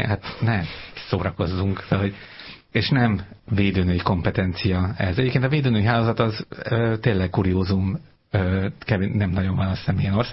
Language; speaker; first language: Hungarian; native; Hungarian